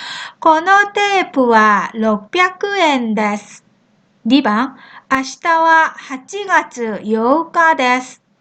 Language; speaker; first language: Japanese; non-native, fluent; Korean